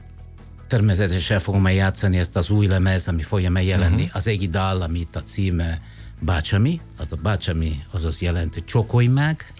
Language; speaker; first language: Hungarian; non-native, fluent; Italian